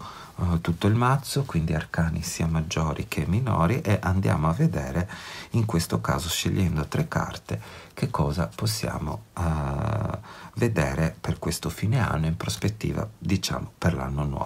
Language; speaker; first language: Italian; native; Italian